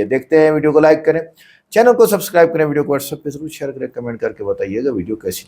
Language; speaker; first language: Urdu; native; Urdu